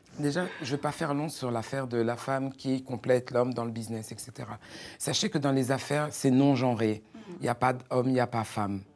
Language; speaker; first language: French; native; French